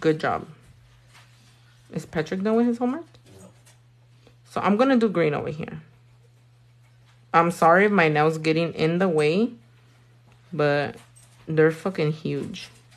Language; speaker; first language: English; early bilingual, other home language; Spanish